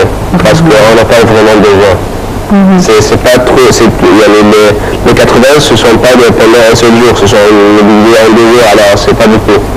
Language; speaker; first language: French; non-native, fluent; Arabic